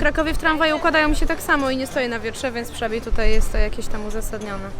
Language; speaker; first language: Polish; native; Polish